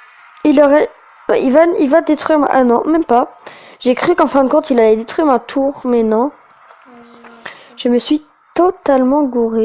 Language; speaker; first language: French; native; French